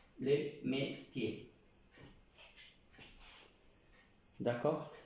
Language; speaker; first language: French; non-native, fluent; Spanish